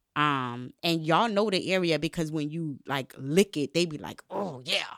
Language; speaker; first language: English; native; English